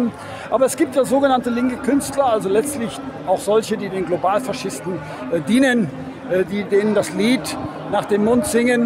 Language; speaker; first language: German; native; German